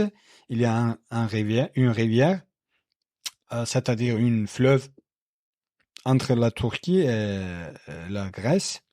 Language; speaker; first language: French; non-native, learner; Kurdish